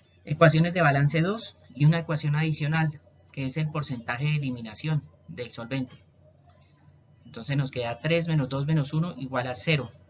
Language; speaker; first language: Spanish; native; Spanish